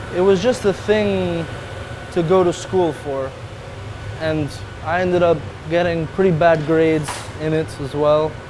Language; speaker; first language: English; non-native, fluent; Italian